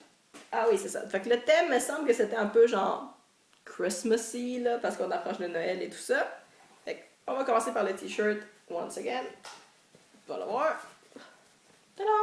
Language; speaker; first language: French; native; French